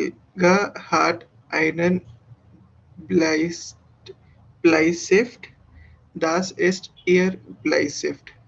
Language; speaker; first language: German; non-native, learner; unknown